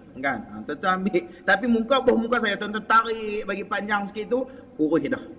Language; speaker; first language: Malay; native; Malay